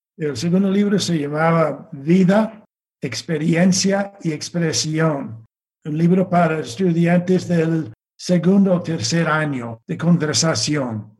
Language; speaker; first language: Spanish; non-native, fluent; English